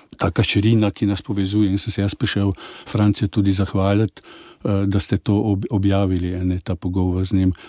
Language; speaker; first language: Slovenian; native; Slovenian